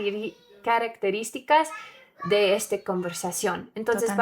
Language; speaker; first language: Spanish; non-native, learner; English